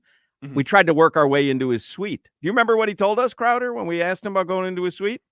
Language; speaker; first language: English; native; English